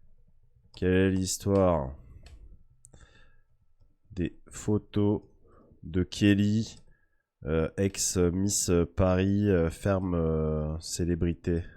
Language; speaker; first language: French; native; French